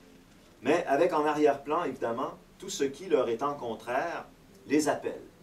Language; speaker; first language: French; native; French